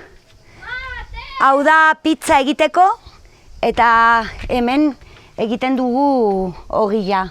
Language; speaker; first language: Basque; non-native, local second language; Spanish